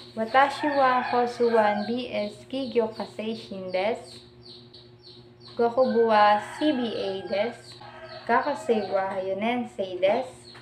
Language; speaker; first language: Japanese; non-native, learner; Filipino